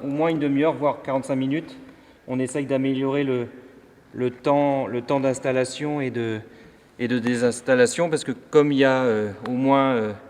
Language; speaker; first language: French; native; French